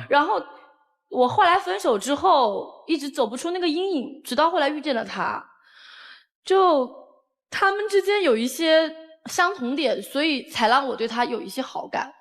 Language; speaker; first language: Chinese; native; Chinese